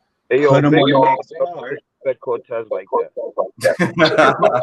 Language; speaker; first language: English; native; English